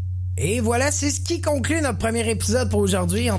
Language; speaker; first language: French; native; French